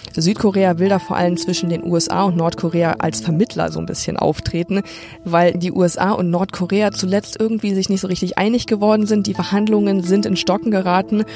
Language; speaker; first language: German; native; German